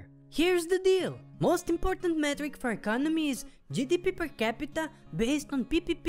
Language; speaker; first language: English; non-native, fluent; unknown